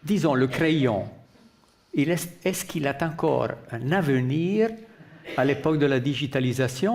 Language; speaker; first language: French; non-native, local second language; Italian